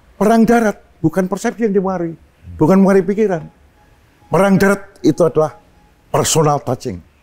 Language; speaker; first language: Indonesian; non-native, local second language; Javanese